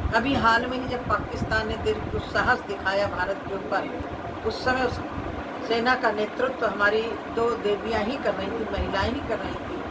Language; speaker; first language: Hindi; native; Hindi